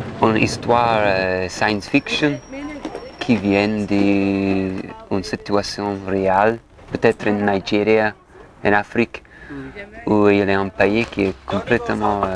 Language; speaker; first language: French; non-native, learner; English